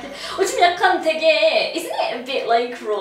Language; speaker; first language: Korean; non-native, fluent; Arabic